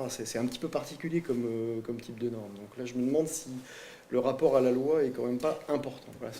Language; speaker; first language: French; native; French